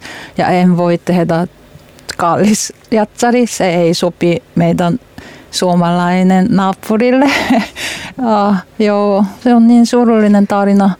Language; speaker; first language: Finnish; non-native, learner; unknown